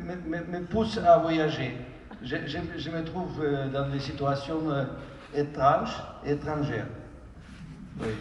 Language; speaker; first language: French; non-native, fluent; Ukrainian